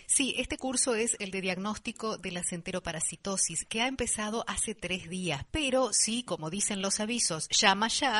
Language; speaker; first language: Spanish; native; Spanish